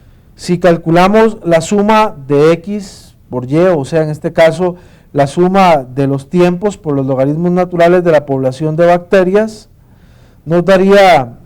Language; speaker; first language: Spanish; native; Spanish